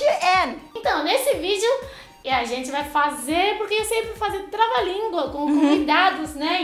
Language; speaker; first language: Portuguese; non-native, fluent; Chinese